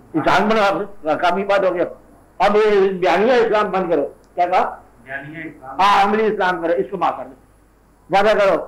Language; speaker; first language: Urdu; non-native, local second language; Punjabi